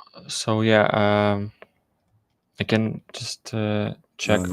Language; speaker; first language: English; non-native, learner; Russian